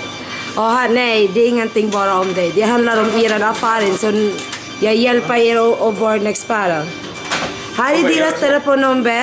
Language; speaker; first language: Swedish; non-native, learner; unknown